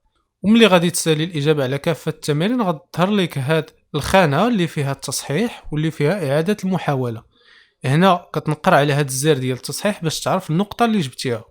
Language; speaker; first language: Arabic; native; Arabic